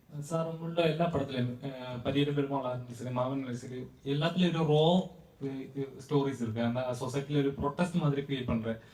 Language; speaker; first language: Tamil; non-native, learner; Malayalam